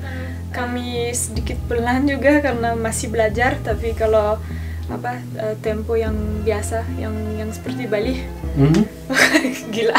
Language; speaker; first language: Indonesian; non-native, fluent; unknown